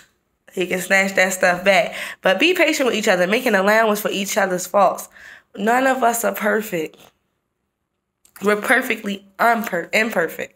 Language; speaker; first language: English; native; English